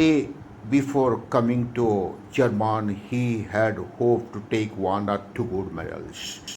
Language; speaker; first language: English; non-native, local second language; Odia